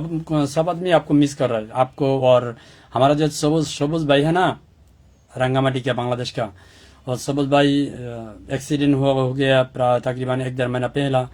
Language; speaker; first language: Hindi; non-native, learner; Bangla